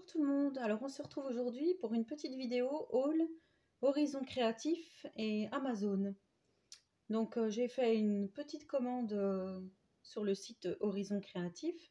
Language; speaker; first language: French; native; French